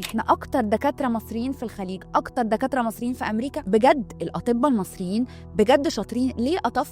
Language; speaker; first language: Arabic; native; Arabic